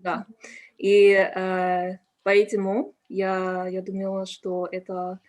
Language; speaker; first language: Russian; non-native, learner; English